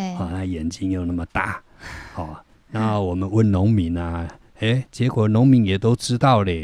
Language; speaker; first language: Chinese; non-native, local second language; Min Nan Chinese